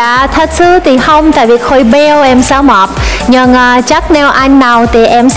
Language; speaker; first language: Vietnamese; non-native, fluent; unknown